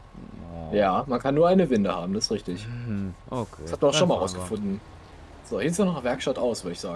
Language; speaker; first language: German; native; German